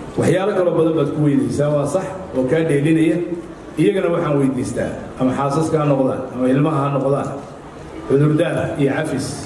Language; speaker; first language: Somali; early bilingual, heritage; Somali